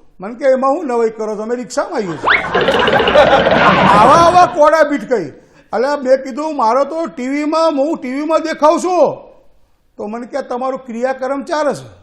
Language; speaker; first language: Gujarati; native; Gujarati